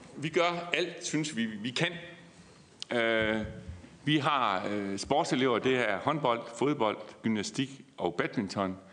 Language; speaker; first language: Danish; native; Danish